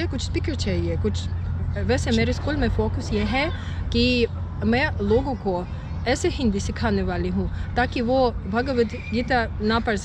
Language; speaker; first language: Hindi; non-native, fluent; Russian